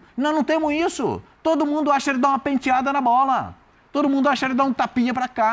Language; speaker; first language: Portuguese; native; Portuguese